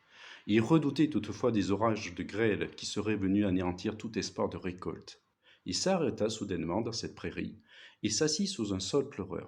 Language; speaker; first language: French; native; French